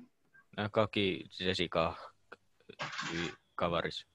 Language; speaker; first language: Russian; non-native, learner; Finnish